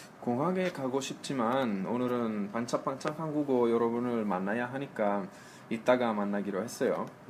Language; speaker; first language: Korean; non-native, fluent; Italian